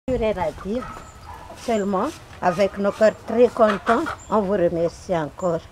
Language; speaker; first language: French; non-native, local second language; Malagasy